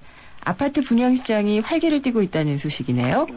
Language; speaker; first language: Korean; native; Korean